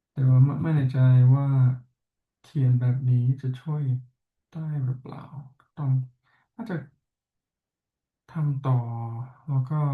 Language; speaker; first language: Thai; non-native, fluent; English